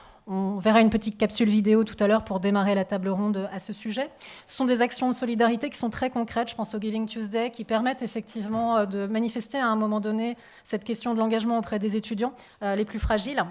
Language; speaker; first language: French; native; French